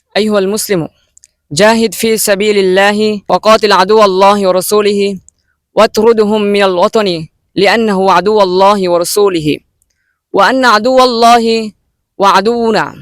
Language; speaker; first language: Arabic; non-native, learner; Bangla